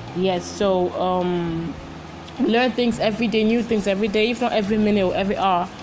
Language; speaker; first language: English; non-native, local second language; Igbo